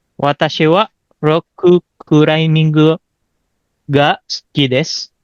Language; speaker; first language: Japanese; non-native, learner; Filipino